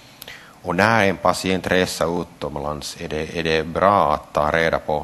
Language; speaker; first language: Swedish; non-native, local second language; Finnish